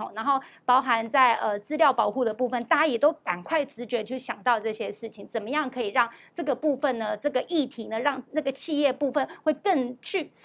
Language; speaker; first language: Chinese; native; Chinese